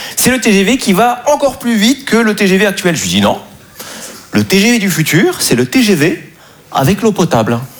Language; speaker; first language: French; native; French